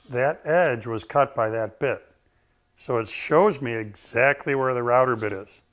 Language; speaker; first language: English; native; English